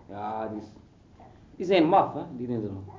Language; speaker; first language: Dutch; non-native, learner; Arabic